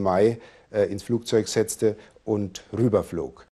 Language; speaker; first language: German; native; German